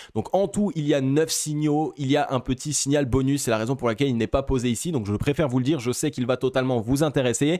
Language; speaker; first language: French; native; French